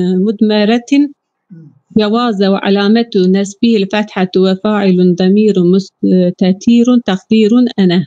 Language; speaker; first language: Arabic; non-native, learner; Turkish